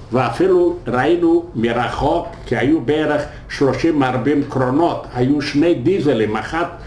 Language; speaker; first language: Hebrew; non-native, fluent; Yiddish